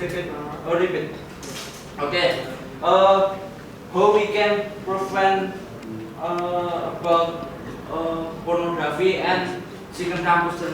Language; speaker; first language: English; non-native, learner; Indonesian